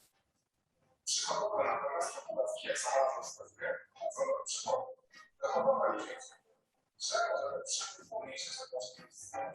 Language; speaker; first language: Polish; native; Polish